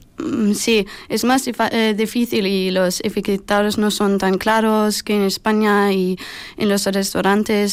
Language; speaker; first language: Spanish; non-native, learner; German